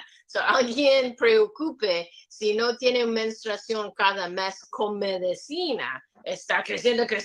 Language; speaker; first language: Spanish; non-native, learner; English